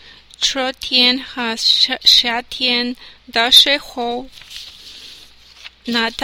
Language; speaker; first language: Chinese; non-native, learner; English